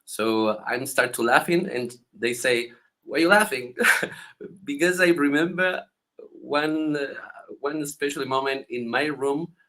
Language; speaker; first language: English; non-native, learner; Spanish